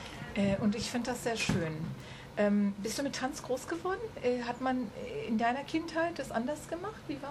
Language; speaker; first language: German; native; German